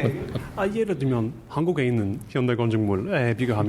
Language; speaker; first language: Korean; non-native, learner; English